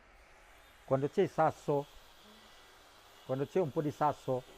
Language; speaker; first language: Italian; non-native, learner; Filipino